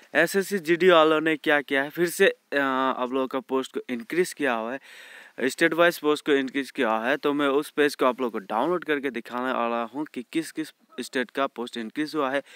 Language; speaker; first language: Hindi; non-native, local second language; Assamese